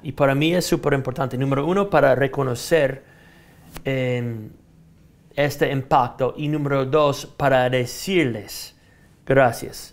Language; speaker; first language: Spanish; non-native, fluent; English